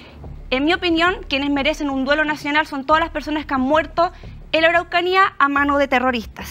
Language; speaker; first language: Spanish; native; Spanish